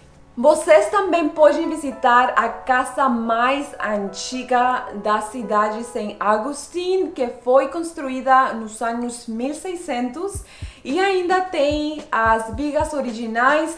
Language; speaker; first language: Portuguese; non-native, fluent; Spanish